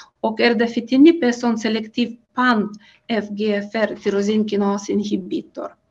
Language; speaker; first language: Swedish; non-native, fluent; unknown